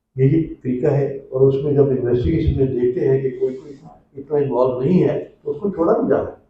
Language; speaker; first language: Urdu; non-native, local second language; Punjabi